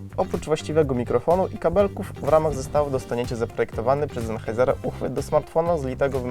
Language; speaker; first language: Polish; native; Polish